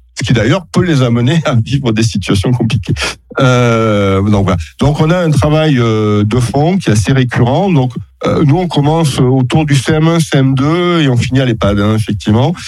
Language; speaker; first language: French; native; French